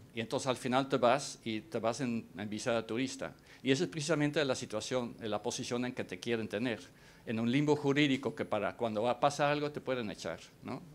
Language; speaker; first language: Spanish; non-native, fluent; Dutch